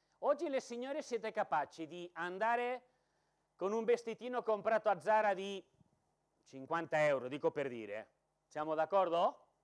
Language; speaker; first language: Italian; non-native, fluent; Catalan